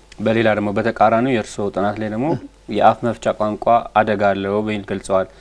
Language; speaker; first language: Amharic; native; Amharic